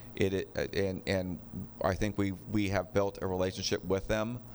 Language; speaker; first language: English; native; English